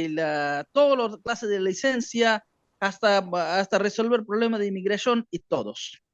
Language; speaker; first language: Spanish; non-native, learner; Bangla